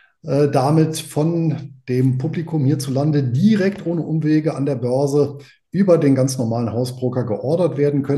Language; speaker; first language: German; native; German